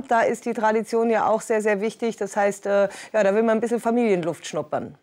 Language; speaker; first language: German; native; German